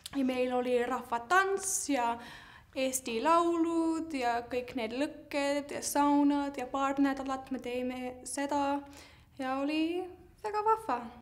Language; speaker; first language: Estonian; early bilingual, heritage; Estonian